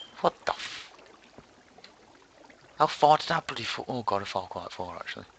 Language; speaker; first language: English; native; English